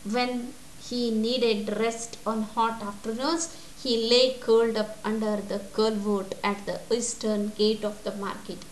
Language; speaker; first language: English; non-native, local second language; Kannada